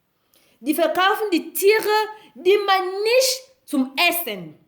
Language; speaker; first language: German; non-native, learner; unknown